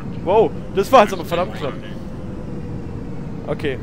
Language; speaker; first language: German; native; German